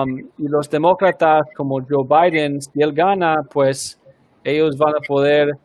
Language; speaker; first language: Spanish; non-native, fluent; English